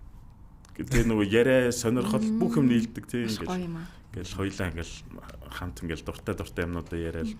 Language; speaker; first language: Mongolian; native; Mongolian